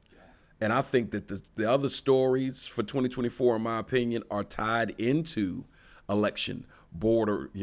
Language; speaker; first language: English; native; English